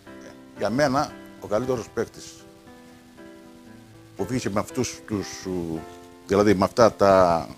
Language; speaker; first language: Greek; early bilingual, heritage; Greek